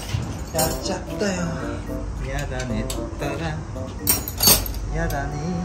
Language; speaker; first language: Japanese; native; Japanese